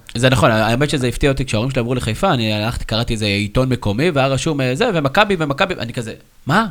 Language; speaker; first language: Hebrew; native; Hebrew